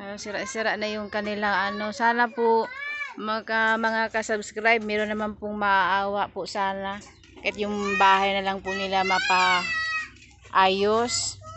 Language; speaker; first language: Filipino; native; Filipino